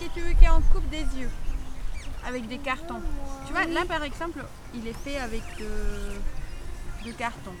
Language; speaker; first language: French; native; French